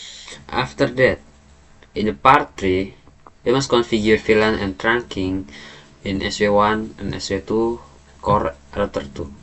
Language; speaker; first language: English; non-native, learner; Indonesian